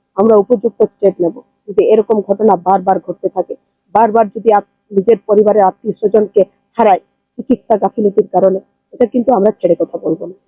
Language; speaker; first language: Bangla; non-native, local second language; Santali